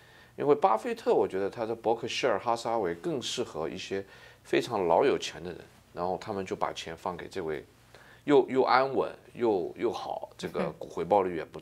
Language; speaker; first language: Chinese; native; Chinese